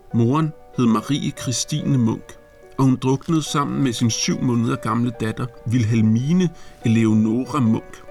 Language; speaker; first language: Danish; native; Danish